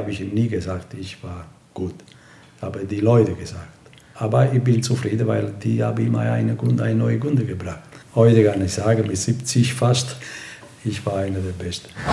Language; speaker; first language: German; non-native, learner; Italian